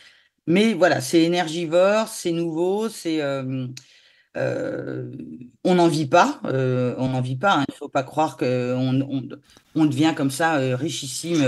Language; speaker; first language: French; native; French